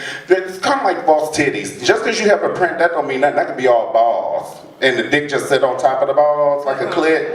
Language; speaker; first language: English; native; English